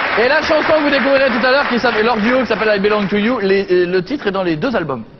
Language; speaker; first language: French; native; French